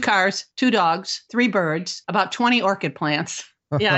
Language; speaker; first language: English; native; English